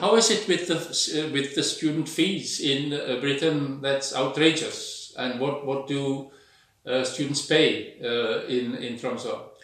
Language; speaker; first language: English; non-native, fluent; Czech